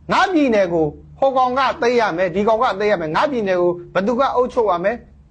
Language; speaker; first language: Burmese; non-native, local second language; Hakha Chin